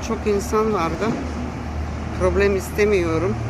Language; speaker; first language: Turkish; early bilingual, heritage; Turkish